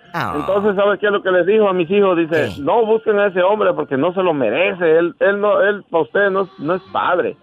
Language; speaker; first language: Spanish; native; Spanish